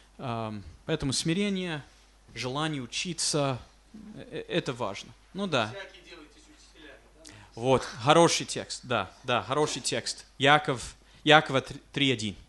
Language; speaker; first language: Russian; non-native, fluent; English